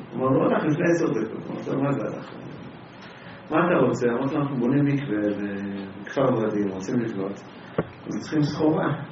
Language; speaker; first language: Hebrew; native; Hebrew